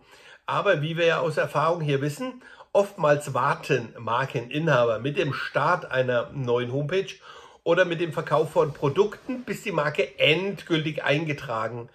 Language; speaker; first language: German; native; German